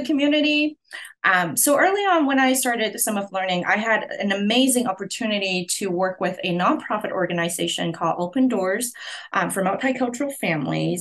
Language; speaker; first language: English; non-native, local second language; Cantonese